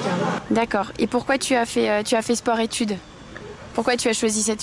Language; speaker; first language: French; native; French